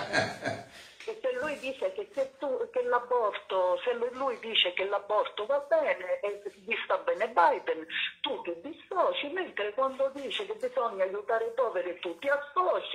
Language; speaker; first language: Italian; non-native, fluent; Maltese